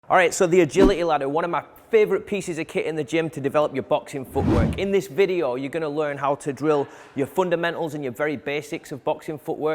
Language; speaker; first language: English; native; English